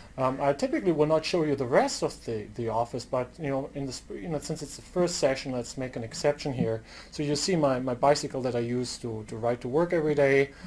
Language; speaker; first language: English; non-native, fluent; German